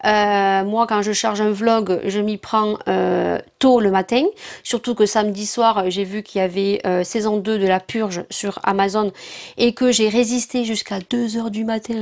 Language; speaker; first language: French; native; French